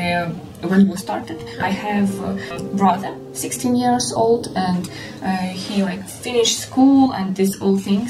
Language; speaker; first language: English; non-native, learner; Ukrainian